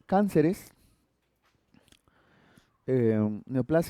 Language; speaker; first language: Spanish; native; Spanish